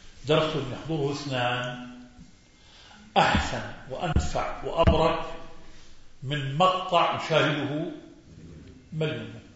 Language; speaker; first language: Arabic; native; Arabic